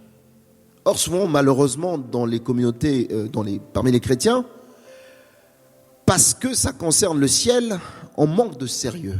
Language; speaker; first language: French; native; French